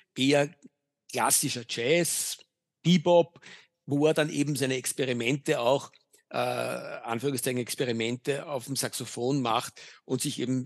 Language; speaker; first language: German; native; German